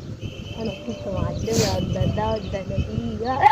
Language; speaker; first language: Arabic; native; Arabic